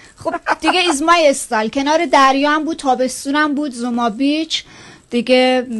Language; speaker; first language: Persian; non-native, local second language; Kurdish